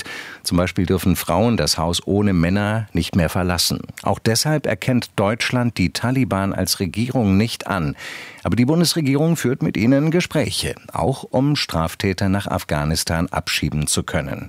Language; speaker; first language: German; native; German